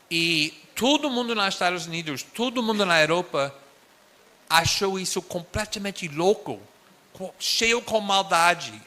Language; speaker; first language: Portuguese; non-native, fluent; English